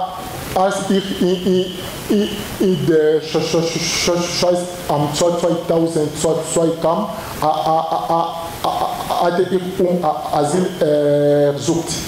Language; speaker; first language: German; non-native, learner; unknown